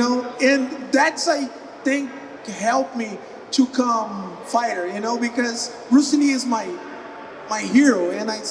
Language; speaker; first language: English; non-native, learner; Portuguese